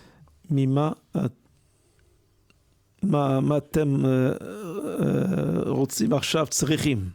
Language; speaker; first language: Hebrew; non-native, learner; French